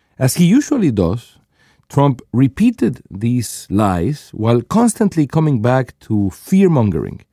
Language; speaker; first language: English; non-native, fluent; Spanish